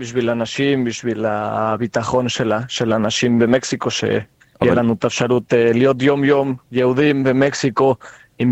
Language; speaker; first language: Hebrew; non-native, fluent; Spanish